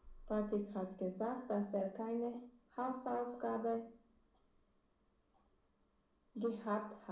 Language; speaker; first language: German; non-native, learner; Romanian